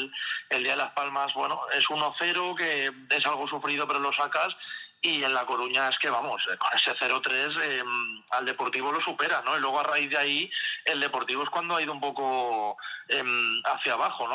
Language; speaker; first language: Spanish; native; Spanish